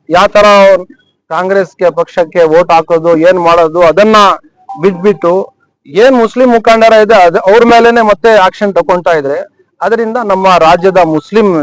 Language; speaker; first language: Kannada; non-native, local second language; Urdu